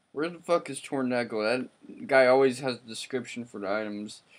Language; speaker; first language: English; native; English